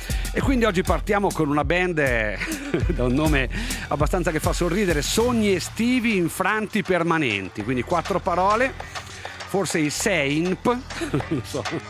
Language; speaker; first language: Italian; native; Italian